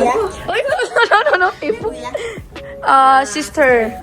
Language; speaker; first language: Filipino; native; Filipino